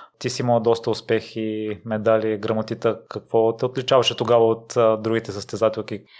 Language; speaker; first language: Bulgarian; native; Bulgarian